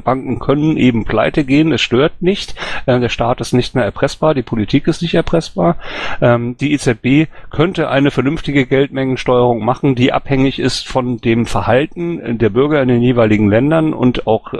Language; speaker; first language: German; native; German